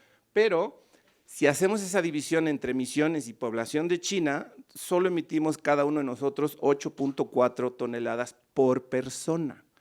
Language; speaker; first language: Spanish; native; Spanish